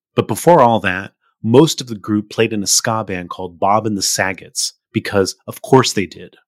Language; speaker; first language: English; native; English